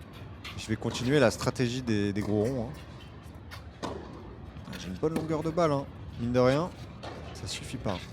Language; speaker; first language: French; native; French